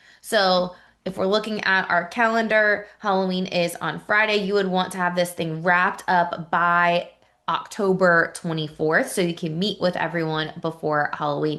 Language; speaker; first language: English; native; English